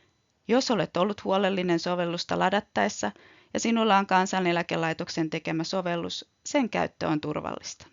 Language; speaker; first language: Finnish; native; Finnish